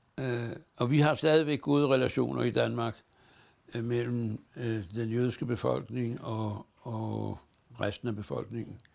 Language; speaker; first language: Danish; native; Danish